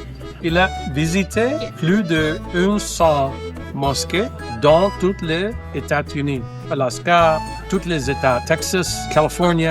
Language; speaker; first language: French; non-native, local second language; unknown